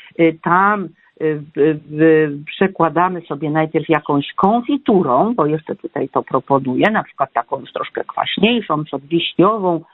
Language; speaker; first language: Polish; native; Polish